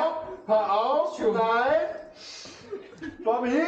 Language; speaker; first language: German; native; German